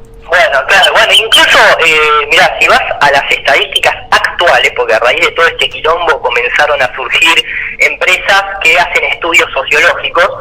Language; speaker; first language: Spanish; native; Spanish